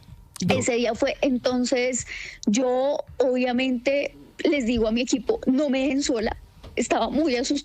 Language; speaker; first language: Spanish; native; Spanish